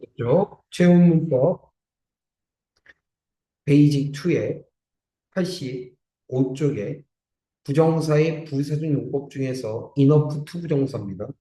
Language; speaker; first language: Korean; native; Korean